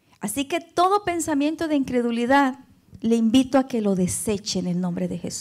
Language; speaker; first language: Spanish; native; Spanish